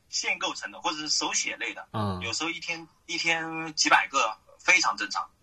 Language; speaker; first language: Chinese; native; Chinese